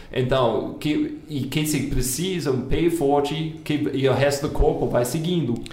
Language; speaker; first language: Portuguese; non-native, fluent; English